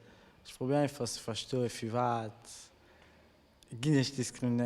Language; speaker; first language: German; non-native, local second language; Luxembourgish